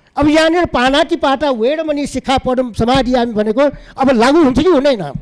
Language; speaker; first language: Nepali; non-native, local second language; Newari